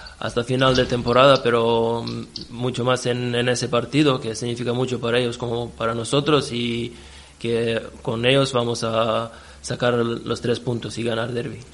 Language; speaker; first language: Spanish; non-native, fluent; Serbian